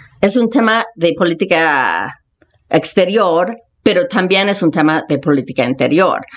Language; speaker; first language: Spanish; non-native, fluent; English